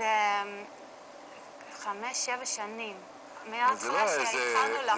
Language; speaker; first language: Hebrew; non-native, learner; Dutch